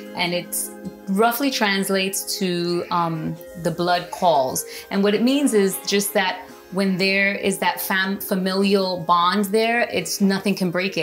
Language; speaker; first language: English; early bilingual, other home language; Spanish